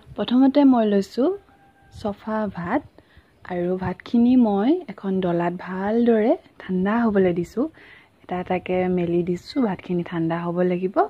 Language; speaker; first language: Assamese; non-native, local second language; Mising